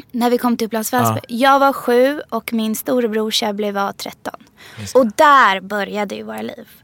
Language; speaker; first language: Swedish; early bilingual, other home language; Persian